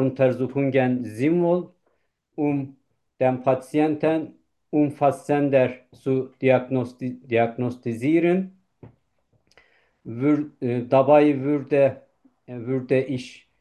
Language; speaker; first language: German; non-native, learner; Turkish